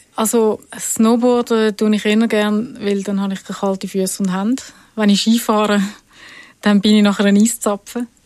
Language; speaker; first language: German; native; German